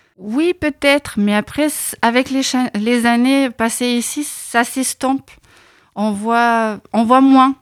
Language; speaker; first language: French; non-native, fluent; Lithuanian